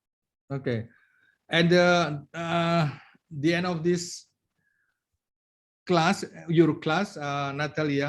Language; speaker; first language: English; non-native, learner; Indonesian